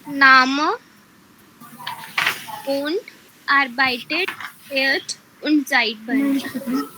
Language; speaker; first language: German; non-native, fluent; Hindi